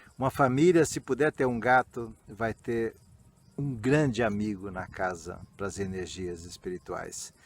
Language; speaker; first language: Portuguese; early bilingual, other home language; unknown